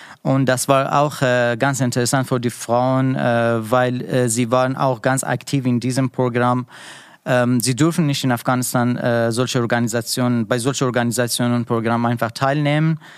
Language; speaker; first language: German; non-native, learner; Persian